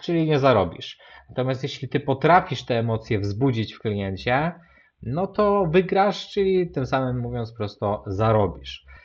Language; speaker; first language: Polish; native; Polish